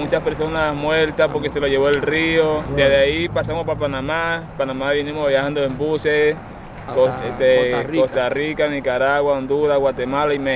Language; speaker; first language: Spanish; native; Spanish